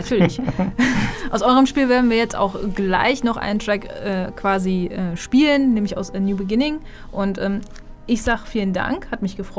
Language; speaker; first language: German; native; German